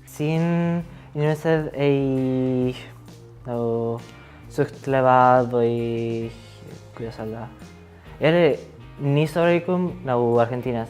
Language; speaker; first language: Estonian; non-native, learner; Spanish